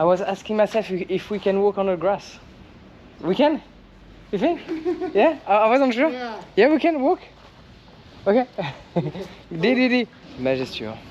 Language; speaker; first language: English; non-native, learner; French